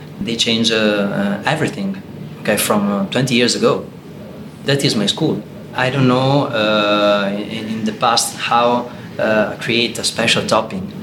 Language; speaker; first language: English; non-native, learner; Italian